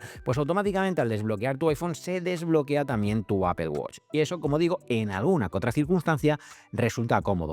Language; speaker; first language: Spanish; native; Spanish